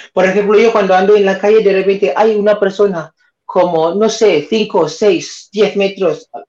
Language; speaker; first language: Spanish; non-native, fluent; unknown